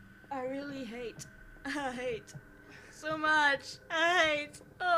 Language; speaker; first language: English; non-native, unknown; French